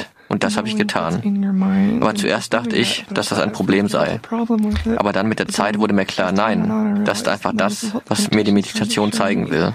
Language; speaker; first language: German; non-native, fluent; English